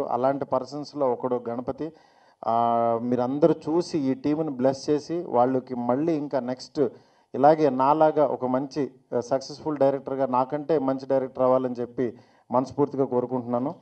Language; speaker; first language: Telugu; native; Telugu